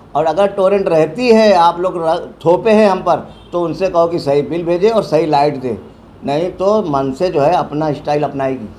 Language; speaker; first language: Hindi; non-native, local second language; Urdu